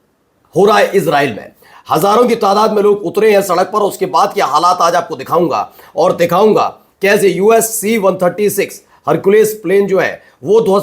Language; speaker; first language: Hindi; native; Hindi